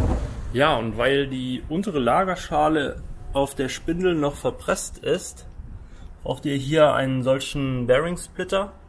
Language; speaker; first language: German; native; German